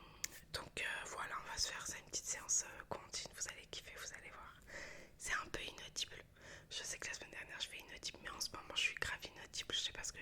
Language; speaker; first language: French; native; French